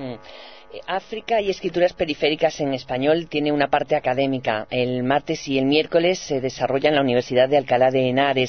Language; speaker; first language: Spanish; native; Spanish